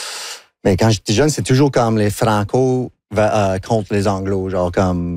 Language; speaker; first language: French; non-native, local second language; English